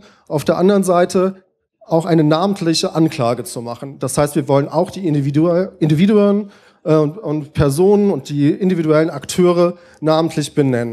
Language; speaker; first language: German; native; German